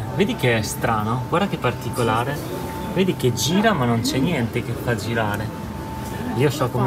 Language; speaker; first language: Italian; native; Italian